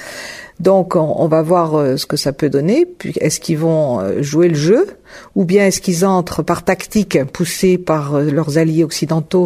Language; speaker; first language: French; native; French